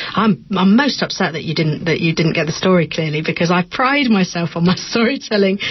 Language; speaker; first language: English; native; English